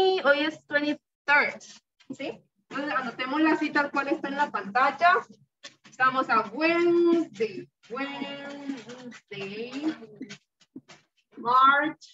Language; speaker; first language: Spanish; native; Spanish